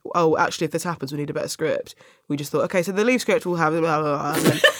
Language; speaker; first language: English; native; English